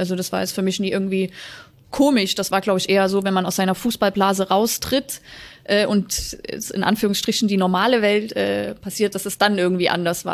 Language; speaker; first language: German; native; German